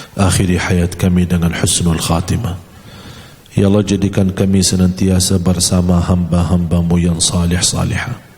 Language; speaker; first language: Malay; non-native, fluent; Arabic